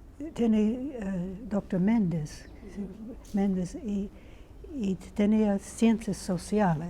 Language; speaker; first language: Spanish; non-native, fluent; English